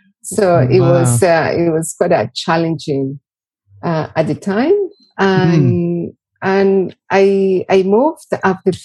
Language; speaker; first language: English; non-native, fluent; Spanish